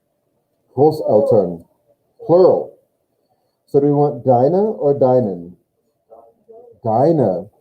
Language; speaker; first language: German; non-native, learner; English